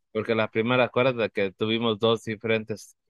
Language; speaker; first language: Spanish; early bilingual, heritage; Spanish